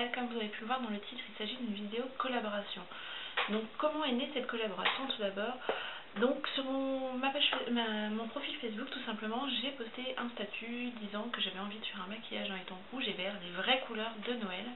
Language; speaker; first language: French; native; French